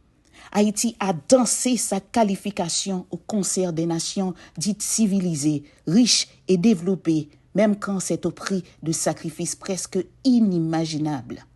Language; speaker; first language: French; non-native, local second language; Haitian Creole